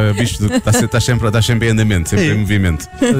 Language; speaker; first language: Portuguese; native; Portuguese